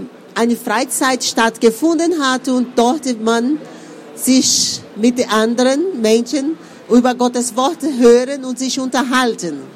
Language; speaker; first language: German; non-native, fluent; Portuguese